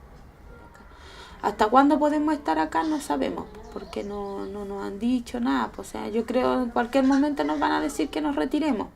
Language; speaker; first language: Spanish; native; Spanish